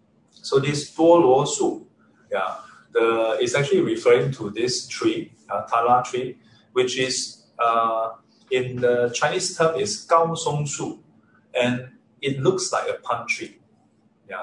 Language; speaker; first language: English; non-native, local second language; Chinese